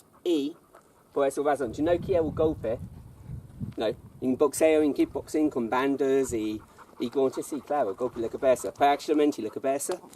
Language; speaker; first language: Spanish; non-native, learner; English